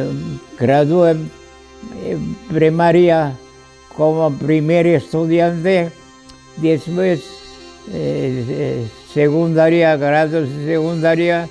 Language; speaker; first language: Spanish; non-native, fluent; Georgian